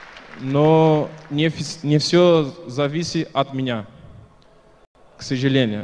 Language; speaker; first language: Russian; non-native, fluent; Portuguese